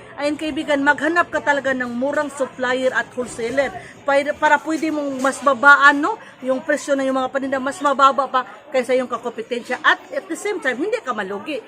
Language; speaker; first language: Filipino; non-native, local second language; Cebuano